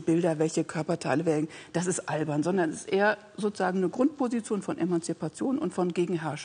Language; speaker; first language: German; native; German